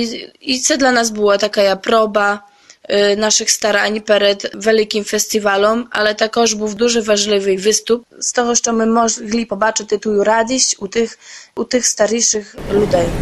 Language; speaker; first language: Ukrainian; early bilingual, heritage; Ukrainian